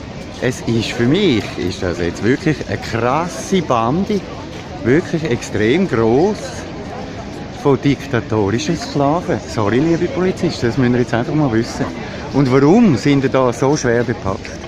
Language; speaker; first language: German; native; German